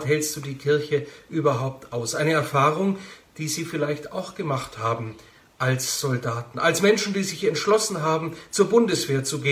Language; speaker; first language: German; native; German